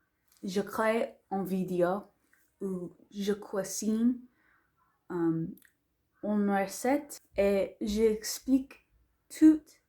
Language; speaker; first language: French; non-native, learner; English